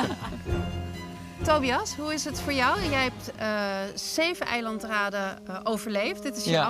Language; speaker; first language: Dutch; native; Dutch